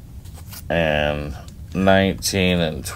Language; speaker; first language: English; native; English